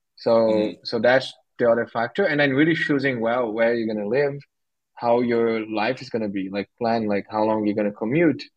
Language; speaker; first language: English; non-native, fluent; Portuguese